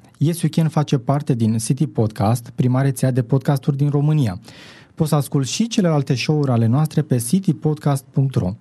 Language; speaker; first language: Romanian; native; Romanian